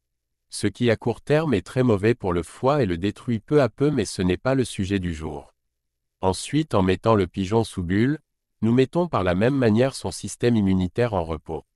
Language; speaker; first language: French; native; French